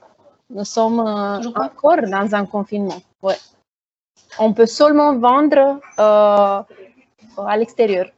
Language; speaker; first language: French; non-native, fluent; Romanian